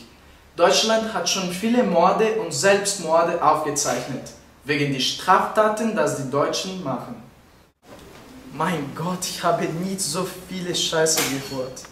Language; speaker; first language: German; non-native, learner; Portuguese